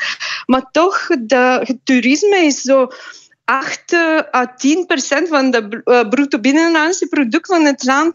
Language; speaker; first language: Dutch; non-native, fluent; Bulgarian